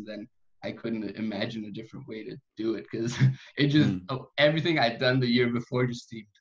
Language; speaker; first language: English; non-native, fluent; German